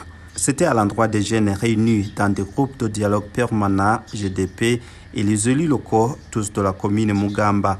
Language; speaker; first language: French; non-native, local second language; Rundi